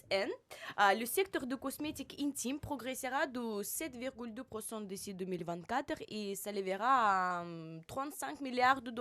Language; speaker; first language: French; non-native, learner; Russian